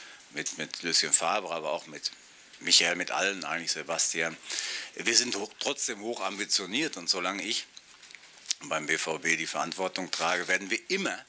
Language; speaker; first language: German; native; German